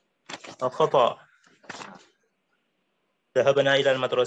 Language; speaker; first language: Arabic; non-native, learner; Indonesian